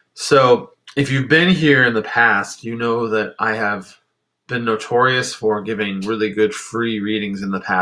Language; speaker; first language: English; native; English